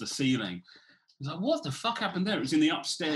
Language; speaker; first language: English; native; English